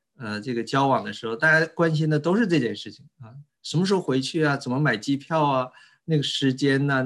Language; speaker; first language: Chinese; native; Chinese